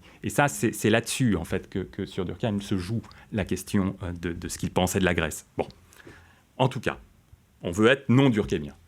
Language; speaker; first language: French; native; French